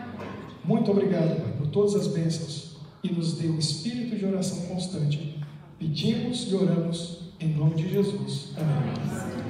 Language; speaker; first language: Portuguese; native; Portuguese